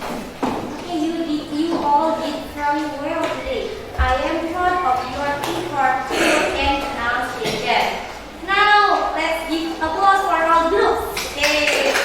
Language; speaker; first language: English; non-native, learner; Indonesian